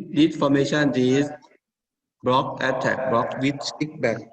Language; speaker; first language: English; non-native, learner; Thai